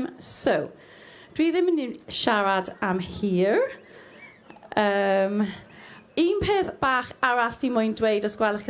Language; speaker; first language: Welsh; non-native, learner; English